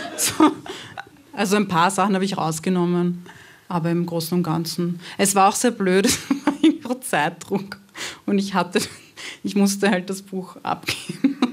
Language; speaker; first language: German; early bilingual, other home language; Serbian